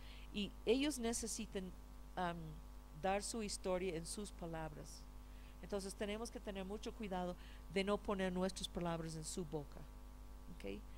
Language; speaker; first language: Spanish; non-native, fluent; English